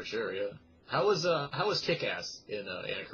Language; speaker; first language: English; native; English